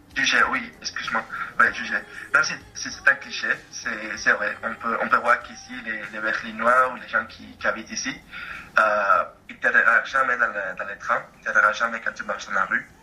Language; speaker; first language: French; non-native, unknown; Spanish